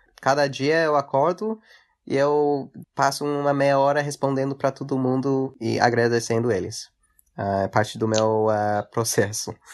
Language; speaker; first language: Portuguese; early bilingual, heritage; English